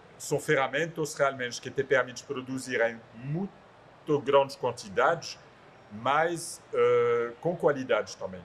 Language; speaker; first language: Portuguese; non-native, fluent; French